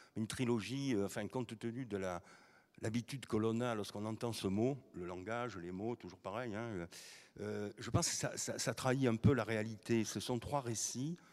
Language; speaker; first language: French; native; French